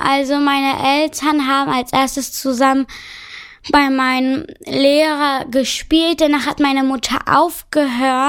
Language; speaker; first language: German; early bilingual, other home language; Turkish